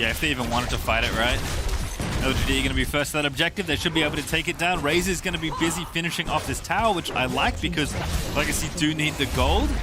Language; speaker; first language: English; native; English